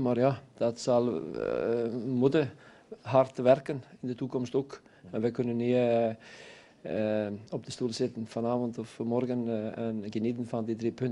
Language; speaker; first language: Dutch; non-native, fluent; Icelandic